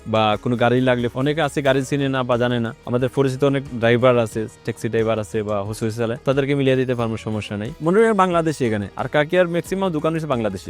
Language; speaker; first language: Bangla; native; Bangla